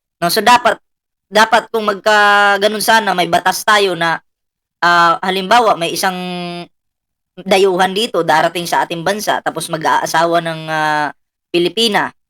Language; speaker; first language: Filipino; native; Filipino